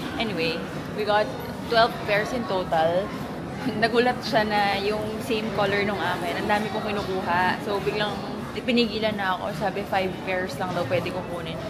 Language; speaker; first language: Filipino; native; Filipino